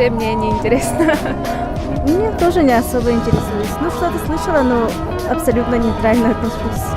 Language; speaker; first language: Russian; native; Russian